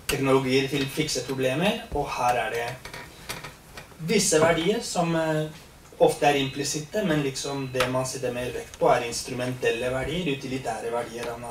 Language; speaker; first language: Norwegian; non-native, fluent; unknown